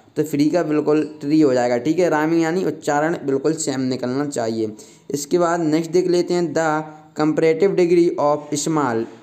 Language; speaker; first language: Hindi; native; Hindi